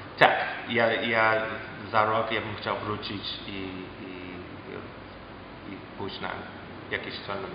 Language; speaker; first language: Polish; early bilingual, heritage; Polish